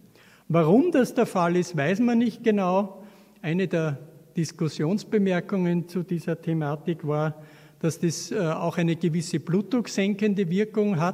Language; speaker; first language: German; native; German